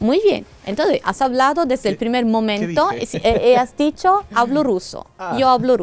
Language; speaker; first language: Spanish; non-native, fluent; Italian